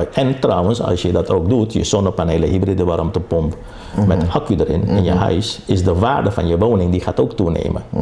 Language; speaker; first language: Dutch; early bilingual, other home language; Caribbean Hindustani